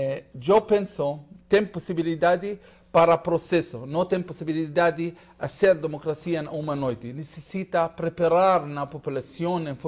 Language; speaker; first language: Spanish; non-native, learner; Hebrew